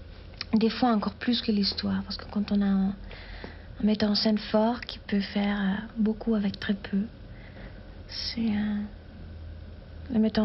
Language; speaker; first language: French; non-native, fluent; German